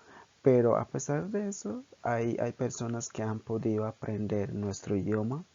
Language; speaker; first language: Spanish; non-native, local second language; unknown